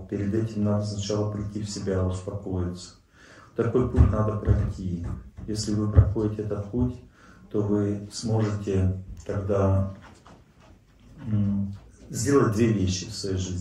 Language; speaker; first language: Russian; native; Russian